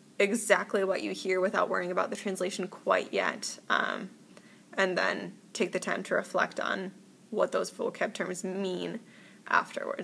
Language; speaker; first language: English; native; English